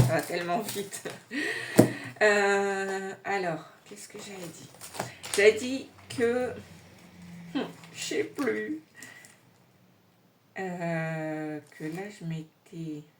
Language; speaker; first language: French; native; French